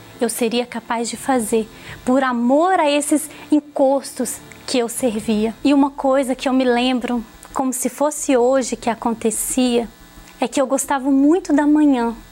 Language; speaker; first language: Portuguese; native; Portuguese